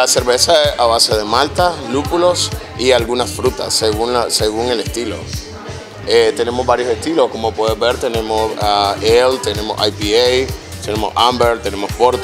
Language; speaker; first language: Spanish; native; Spanish